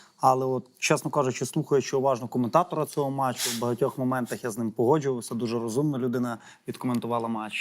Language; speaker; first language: Ukrainian; native; Ukrainian